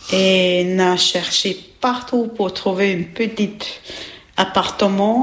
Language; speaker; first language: French; non-native, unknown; Albanian